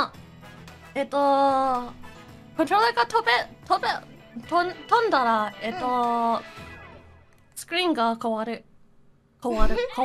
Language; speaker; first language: Japanese; non-native, learner; English